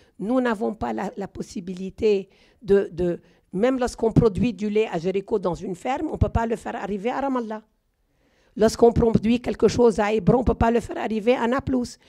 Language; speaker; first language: French; non-native, local second language; Arabic